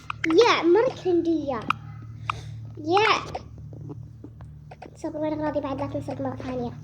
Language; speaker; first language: Arabic; native; Arabic